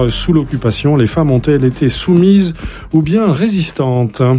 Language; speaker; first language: French; native; French